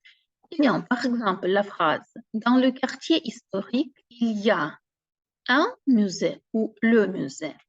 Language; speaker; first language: French; non-native, fluent; Ukrainian